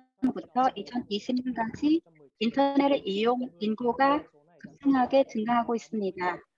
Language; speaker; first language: Korean; non-native, fluent; Vietnamese